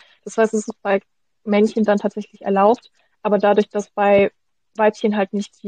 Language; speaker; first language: German; native; German